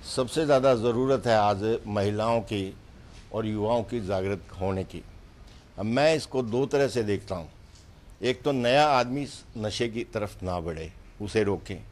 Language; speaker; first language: Hindi; native; Hindi